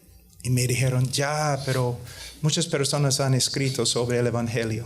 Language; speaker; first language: Spanish; non-native, fluent; English